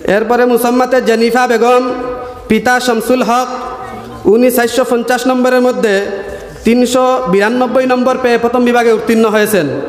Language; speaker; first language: Bangla; native; Bangla